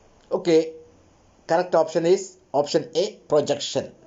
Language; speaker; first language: English; non-native, local second language; Malayalam